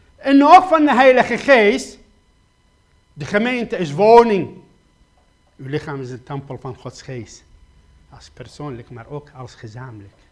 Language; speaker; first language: Dutch; non-native, fluent; Kurdish